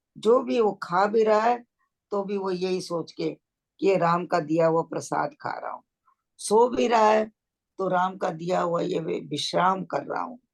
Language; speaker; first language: Hindi; native; Hindi